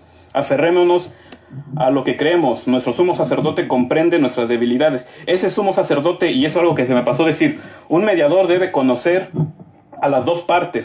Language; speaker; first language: Spanish; native; Spanish